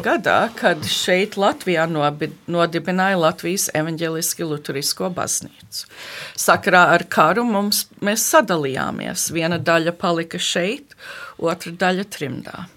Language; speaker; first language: Latvian; early bilingual, heritage; Latvian